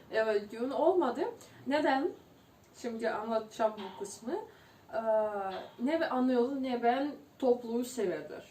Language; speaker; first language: Turkish; non-native, fluent; Ukrainian